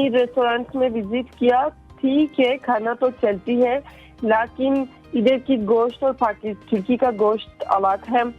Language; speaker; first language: Hindi; non-native, fluent; Turkish